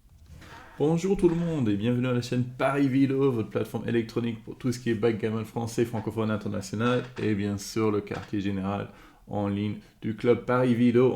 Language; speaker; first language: French; non-native, fluent; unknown